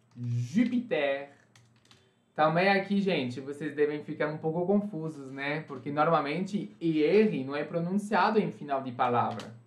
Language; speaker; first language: Portuguese; non-native, fluent; French